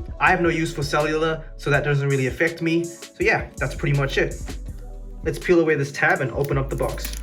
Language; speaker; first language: English; native; English